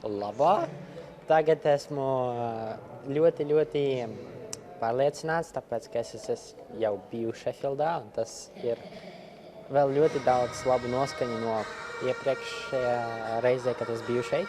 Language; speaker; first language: Latvian; non-native, local second language; Russian